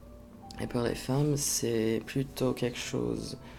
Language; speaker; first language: French; non-native, fluent; English